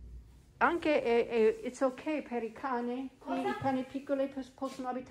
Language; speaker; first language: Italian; non-native, learner; English